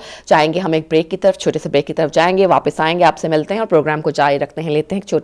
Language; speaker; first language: Urdu; native; Urdu